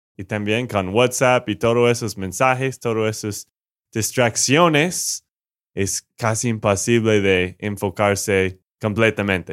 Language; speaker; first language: Spanish; non-native, fluent; English